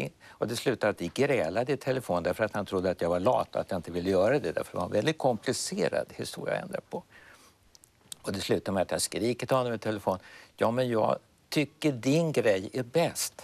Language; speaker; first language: Swedish; native; Swedish